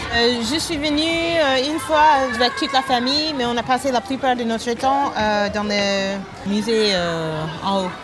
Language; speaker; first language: French; non-native, fluent; English